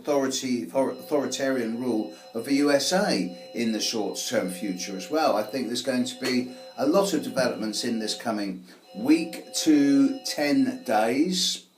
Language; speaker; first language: English; native; English